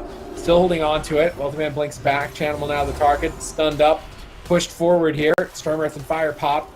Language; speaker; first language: English; native; English